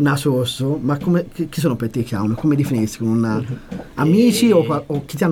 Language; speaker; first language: Italian; native; Italian